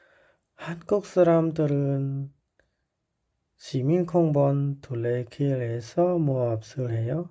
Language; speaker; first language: Korean; non-native, fluent; Khmer